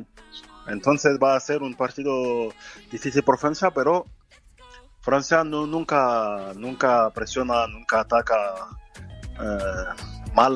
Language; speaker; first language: Spanish; non-native, fluent; French